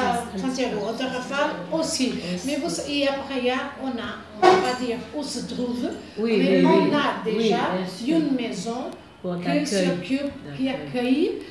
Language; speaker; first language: French; non-native, fluent; Portuguese